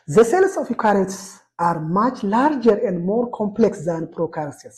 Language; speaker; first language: English; non-native, local second language; Amharic